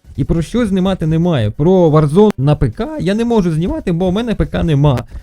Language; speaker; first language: Ukrainian; non-native, local second language; Russian